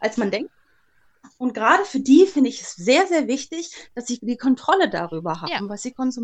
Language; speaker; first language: German; native; German